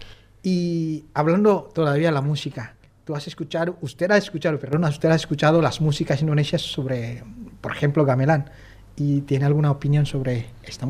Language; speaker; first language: Spanish; non-native, fluent; Indonesian